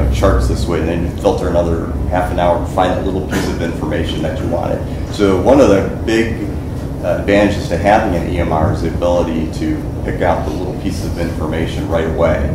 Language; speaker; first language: English; native; English